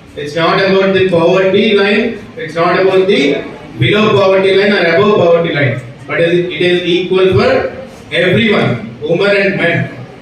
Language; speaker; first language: English; non-native, local second language; Telugu